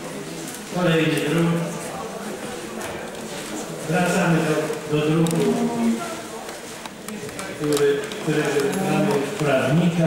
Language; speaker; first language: Polish; native; Polish